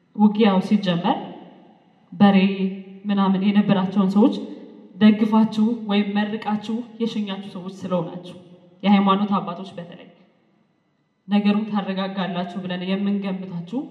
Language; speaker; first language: Amharic; non-native, local second language; Tigrinya